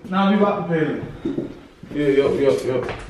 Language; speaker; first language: English; native; English